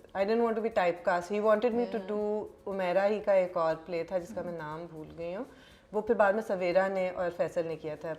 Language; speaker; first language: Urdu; native; Urdu